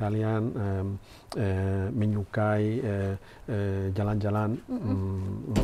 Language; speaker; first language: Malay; non-native, learner; Spanish